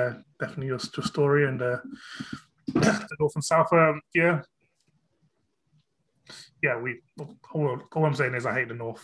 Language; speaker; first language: English; native; English